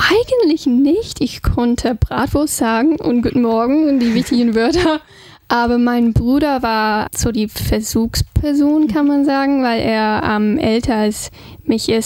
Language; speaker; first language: German; non-native, fluent; English